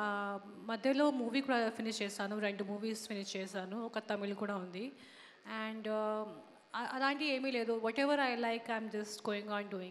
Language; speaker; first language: Telugu; non-native, learner; Hindi